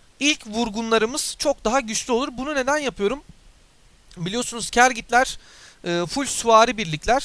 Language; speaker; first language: Turkish; native; Turkish